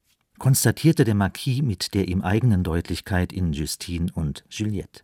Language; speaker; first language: German; native; German